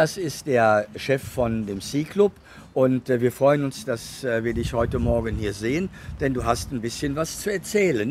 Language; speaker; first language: German; native; German